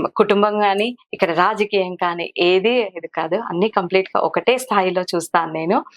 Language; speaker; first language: Telugu; non-native, local second language; Kannada